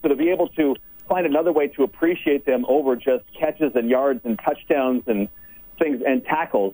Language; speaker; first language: English; native; English